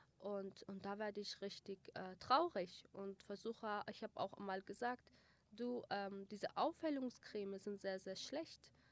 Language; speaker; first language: German; early bilingual, other home language; Kurdish